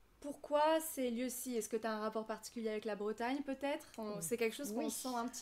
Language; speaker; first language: French; native; French